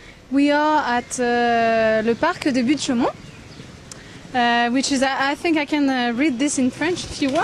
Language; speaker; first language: English; non-native, fluent; French